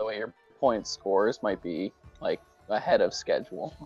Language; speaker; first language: English; native; English